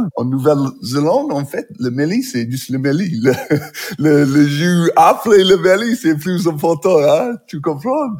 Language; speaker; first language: French; non-native, fluent; English